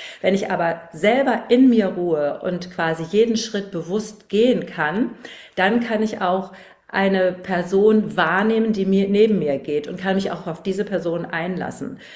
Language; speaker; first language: German; native; German